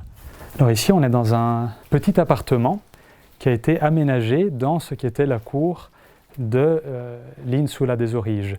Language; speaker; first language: French; non-native, fluent; Italian